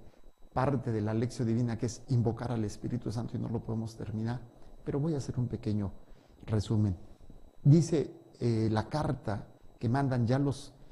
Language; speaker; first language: Spanish; native; Spanish